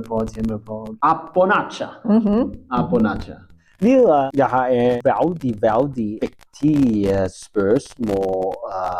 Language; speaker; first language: Norwegian; non-native, learner; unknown